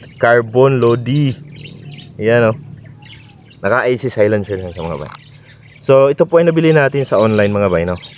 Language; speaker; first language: Filipino; non-native, local second language; Cebuano